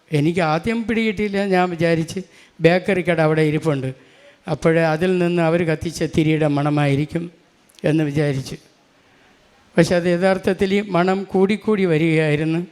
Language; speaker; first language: Malayalam; non-native, local second language; Tamil